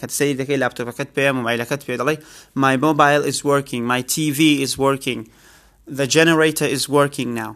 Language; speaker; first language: English; non-native, fluent; Central Kurdish